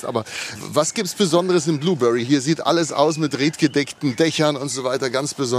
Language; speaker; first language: German; native; German